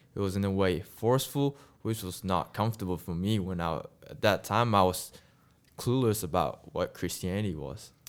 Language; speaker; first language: English; non-native, local second language; Chinese